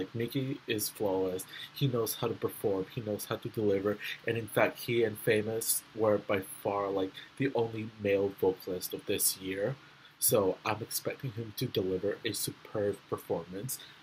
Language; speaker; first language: English; early bilingual, other home language; Spanish